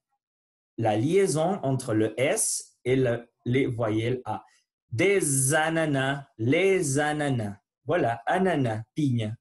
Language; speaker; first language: French; non-native, learner; Spanish